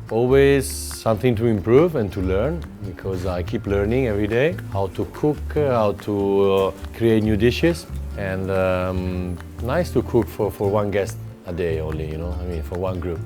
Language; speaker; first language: English; non-native, fluent; Italian